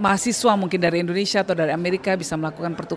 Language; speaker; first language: Indonesian; native; Indonesian